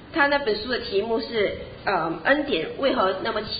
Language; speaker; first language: Chinese; native; Chinese